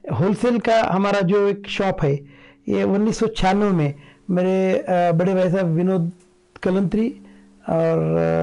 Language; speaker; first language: Hindi; non-native, local second language; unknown